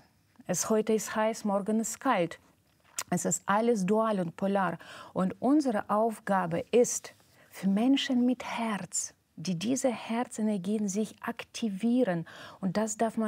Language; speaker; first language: German; non-native, fluent; Russian